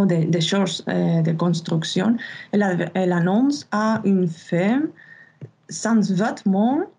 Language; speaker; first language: French; non-native, fluent; Spanish